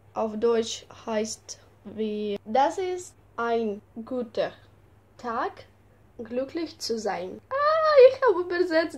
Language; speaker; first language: German; non-native, learner; Russian